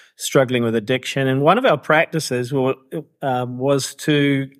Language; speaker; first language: English; native; English